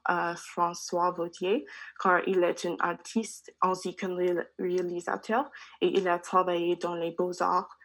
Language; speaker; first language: French; non-native, learner; English